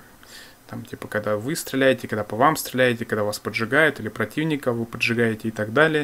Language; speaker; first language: Russian; native; Russian